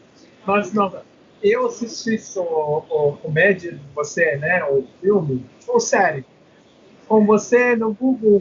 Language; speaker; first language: Portuguese; non-native, learner; English